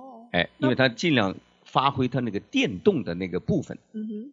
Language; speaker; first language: Chinese; native; Chinese